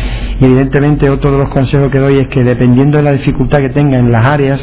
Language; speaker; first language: Spanish; native; Spanish